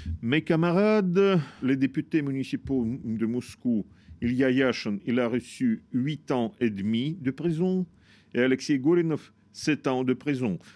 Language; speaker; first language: French; non-native, fluent; Russian